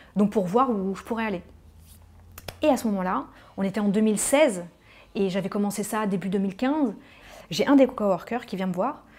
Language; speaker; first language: French; native; French